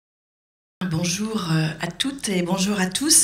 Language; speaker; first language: French; native; French